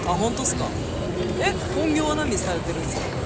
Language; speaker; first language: Japanese; native; Japanese